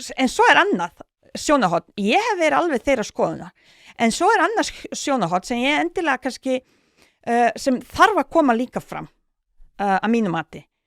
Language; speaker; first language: Icelandic; non-native, fluent; Bosnian